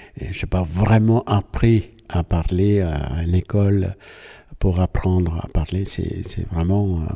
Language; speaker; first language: French; non-native, fluent; Malayalam